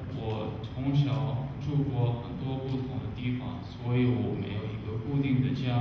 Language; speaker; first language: Chinese; non-native, learner; English